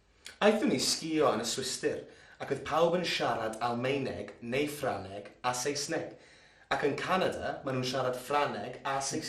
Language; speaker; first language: Welsh; non-native, local second language; English